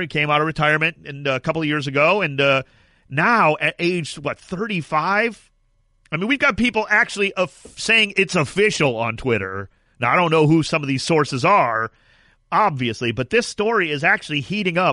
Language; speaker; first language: English; native; English